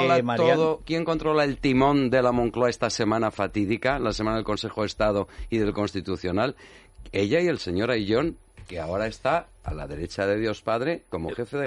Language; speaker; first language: Spanish; native; Spanish